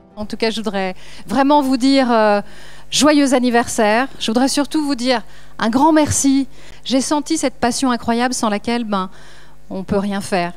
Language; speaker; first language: French; native; French